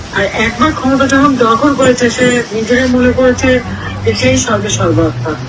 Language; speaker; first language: Bangla; native; Bangla